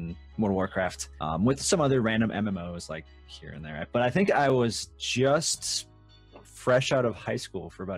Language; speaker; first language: English; native; English